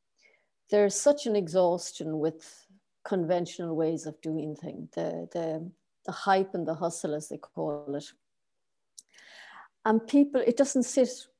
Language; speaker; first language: English; native; English